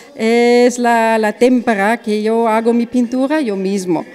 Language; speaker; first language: Spanish; non-native, fluent; German